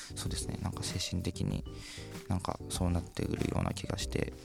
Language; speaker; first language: Japanese; native; Japanese